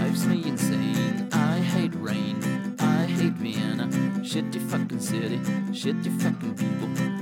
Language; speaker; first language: English; non-native, fluent; German